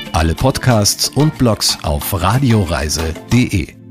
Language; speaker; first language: German; native; German